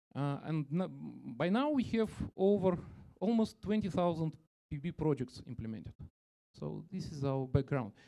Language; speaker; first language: English; non-native, fluent; Russian